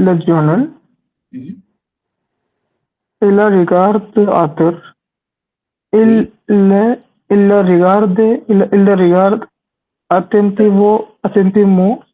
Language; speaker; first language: French; non-native, learner; Hindi